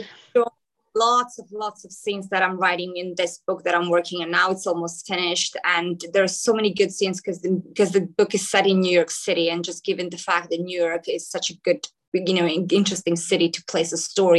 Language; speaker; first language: English; non-native, fluent; Macedonian